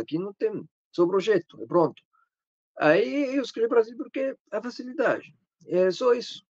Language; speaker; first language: Portuguese; non-native, learner; Arabic